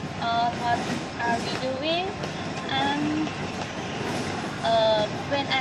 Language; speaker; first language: English; non-native, learner; Thai